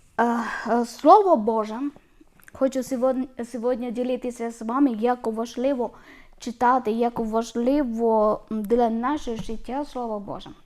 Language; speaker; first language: Ukrainian; non-native, learner; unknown